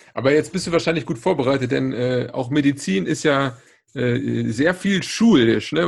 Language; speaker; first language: German; native; German